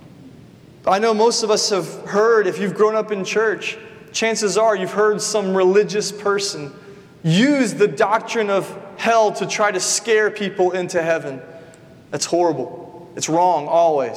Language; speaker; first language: English; native; English